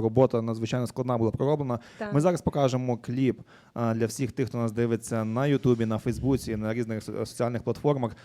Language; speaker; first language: Ukrainian; native; Ukrainian